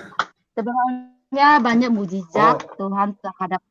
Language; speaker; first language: Indonesian; non-native, learner; Cantonese